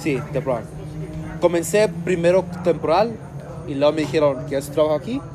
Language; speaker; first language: Spanish; non-native, learner; English